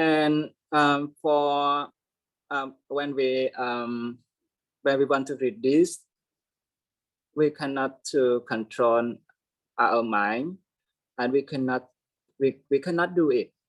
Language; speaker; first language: English; non-native, learner; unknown